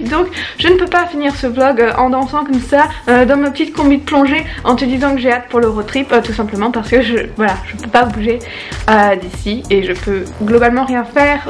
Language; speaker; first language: French; native; French